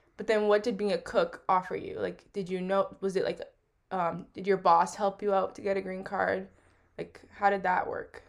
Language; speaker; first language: English; early bilingual, other home language; Portuguese